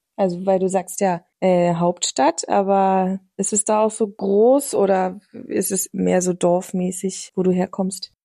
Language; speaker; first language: German; native; German